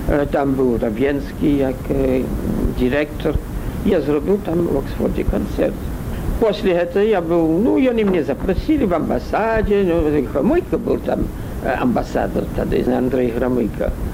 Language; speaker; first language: Belarusian; non-native, learner; French